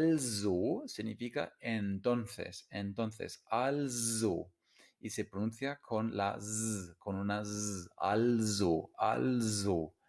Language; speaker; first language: Spanish; non-native, fluent; English